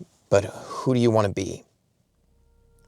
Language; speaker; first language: English; native; English